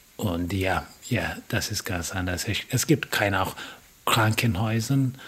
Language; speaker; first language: German; non-native, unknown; Swahili